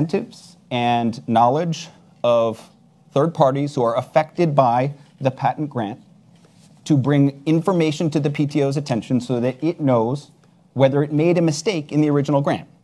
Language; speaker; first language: English; native; English